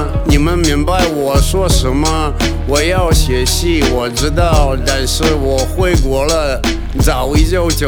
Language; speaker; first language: Chinese; non-native, learner; Russian